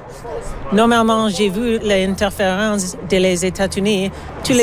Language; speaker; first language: French; non-native, learner; English